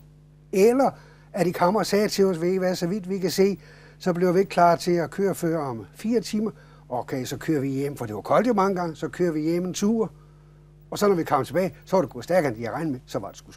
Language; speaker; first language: Danish; native; Danish